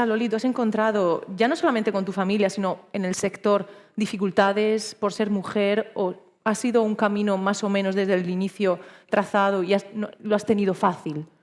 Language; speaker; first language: Spanish; native; Spanish